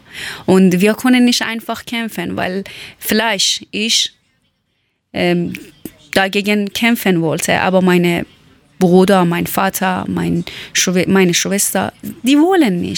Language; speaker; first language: German; non-native, learner; Persian